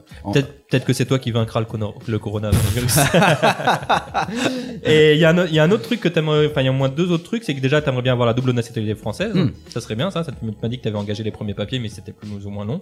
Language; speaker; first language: French; native; French